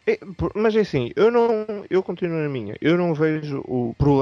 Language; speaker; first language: Portuguese; native; Portuguese